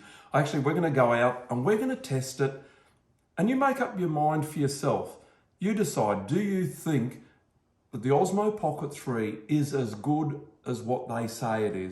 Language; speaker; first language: English; native; English